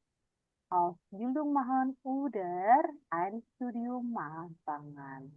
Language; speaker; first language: German; non-native, fluent; Indonesian